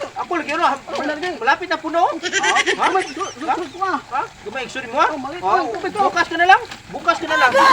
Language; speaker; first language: Filipino; non-native, local second language; Cebuano